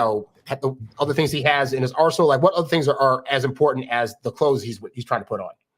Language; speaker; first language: English; native; English